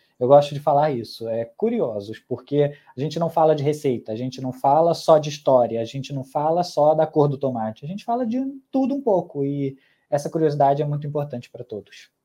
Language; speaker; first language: Portuguese; early bilingual, other home language; Spanish